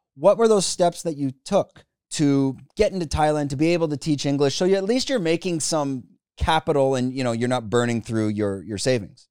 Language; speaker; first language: English; native; English